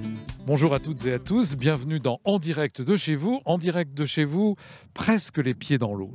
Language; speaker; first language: French; native; French